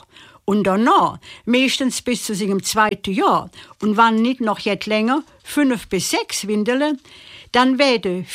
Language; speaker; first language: German; native; German